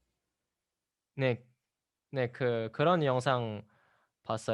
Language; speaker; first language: Korean; non-native, learner; Indonesian